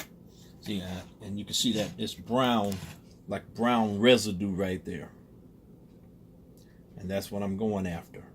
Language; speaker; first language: English; native; English